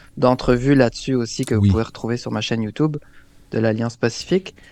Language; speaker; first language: French; native; French